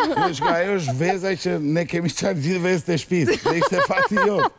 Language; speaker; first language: Albanian; native; Albanian